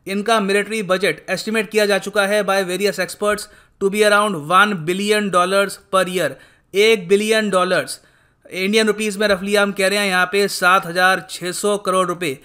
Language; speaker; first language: Hindi; native; Hindi